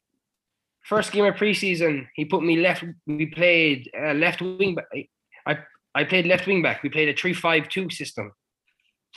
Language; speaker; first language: English; native; English